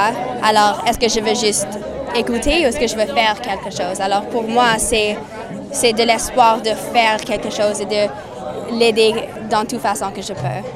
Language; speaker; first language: French; non-native, learner; English